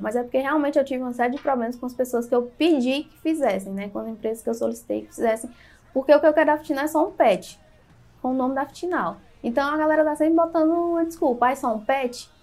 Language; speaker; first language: Portuguese; native; Portuguese